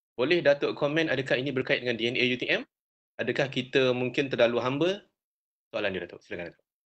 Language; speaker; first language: Malay; native; Malay